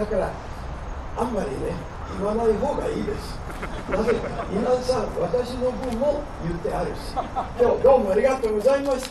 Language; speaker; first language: Japanese; non-native, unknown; Italian